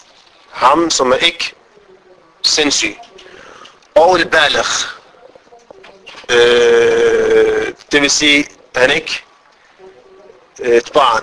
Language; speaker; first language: Danish; non-native, fluent; Arabic